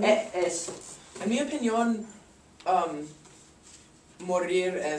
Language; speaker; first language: Spanish; non-native, learner; English